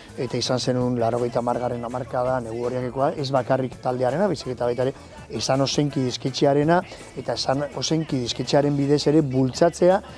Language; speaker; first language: Basque; non-native, local second language; Spanish